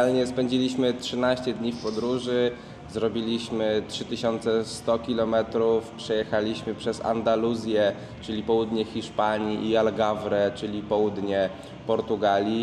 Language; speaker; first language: Polish; native; Polish